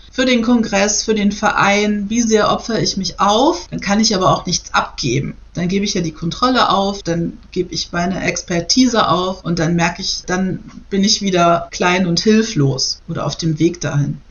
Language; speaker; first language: German; native; German